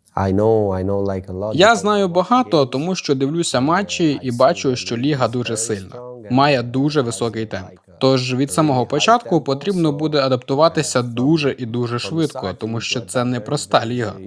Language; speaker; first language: Ukrainian; non-native, fluent; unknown